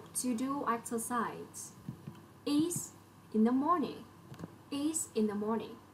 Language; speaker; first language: English; non-native, fluent; Vietnamese